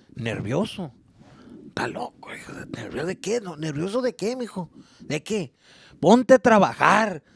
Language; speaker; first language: Spanish; early bilingual, other home language; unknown